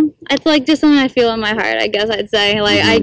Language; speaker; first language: English; native; English